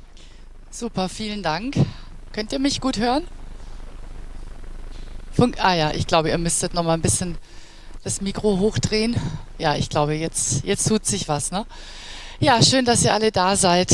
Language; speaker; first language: German; native; German